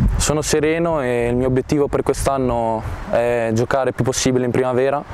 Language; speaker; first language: Italian; native; Italian